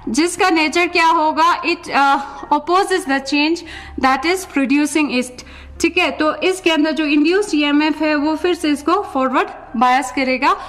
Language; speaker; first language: Hindi; non-native, local second language; Ladakhi